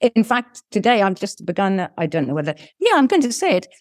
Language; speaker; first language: English; early bilingual, other home language; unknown